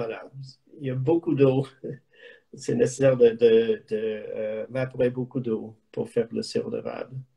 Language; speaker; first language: French; non-native, learner; English